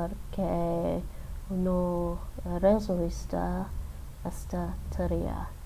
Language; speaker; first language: Spanish; non-native, learner; English